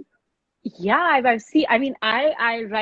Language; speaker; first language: English; non-native, local second language; Hindi